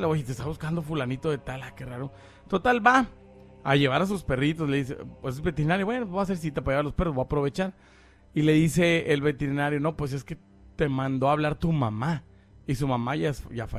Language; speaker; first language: Spanish; native; Spanish